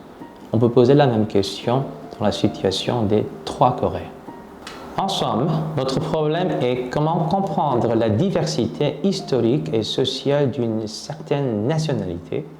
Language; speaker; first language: French; non-native, fluent; Korean